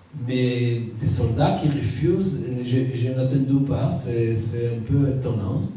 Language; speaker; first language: French; non-native, learner; Hebrew